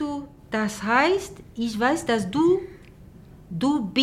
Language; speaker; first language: German; non-native, learner; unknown